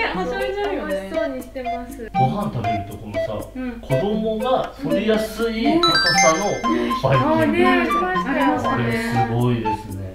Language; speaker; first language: Japanese; native; Japanese